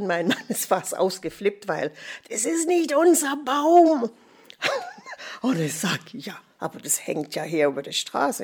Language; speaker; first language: German; non-native, fluent; English